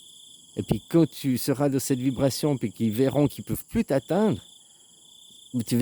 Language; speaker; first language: French; native; French